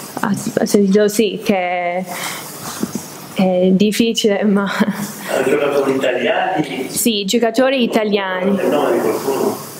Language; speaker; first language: Italian; non-native, fluent; English